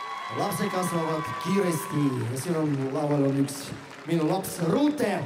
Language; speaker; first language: Estonian; non-native, fluent; Ukrainian